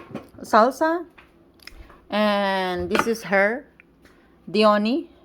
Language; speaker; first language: English; non-native, local second language; Chavacano